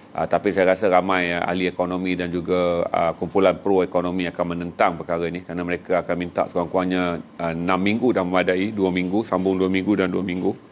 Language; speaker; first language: Malay; native; Malay